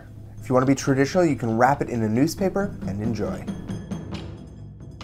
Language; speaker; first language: English; native; English